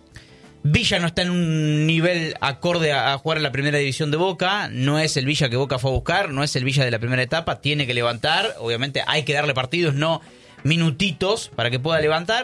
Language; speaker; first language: Spanish; native; Spanish